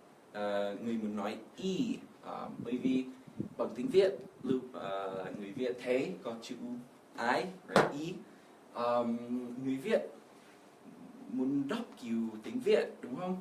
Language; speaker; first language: Vietnamese; non-native, fluent; English